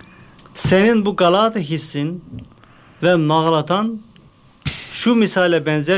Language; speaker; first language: Turkish; native; Turkish